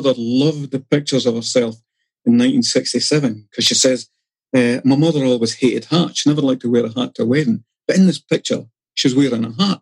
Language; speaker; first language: English; native; English